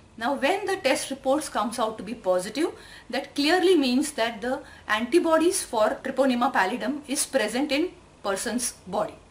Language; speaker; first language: English; non-native, local second language; Marathi